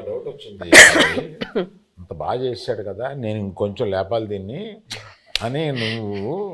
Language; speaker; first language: Telugu; native; Telugu